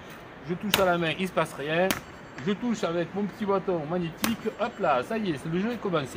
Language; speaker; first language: French; native; French